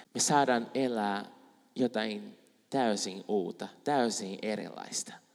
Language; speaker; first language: Finnish; non-native, fluent; Spanish